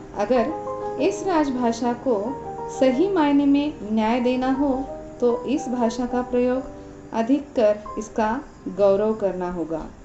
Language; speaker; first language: Hindi; non-native, local second language; Marathi